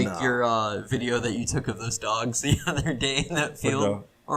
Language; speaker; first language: English; native; English